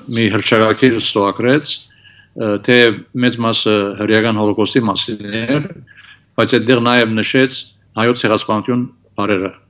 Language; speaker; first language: Armenian; early bilingual, heritage; Armenian